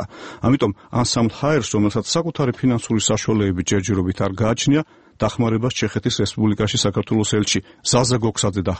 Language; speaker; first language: Georgian; native; Georgian